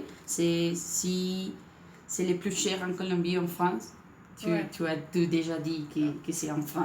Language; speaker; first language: French; non-native, learner; Spanish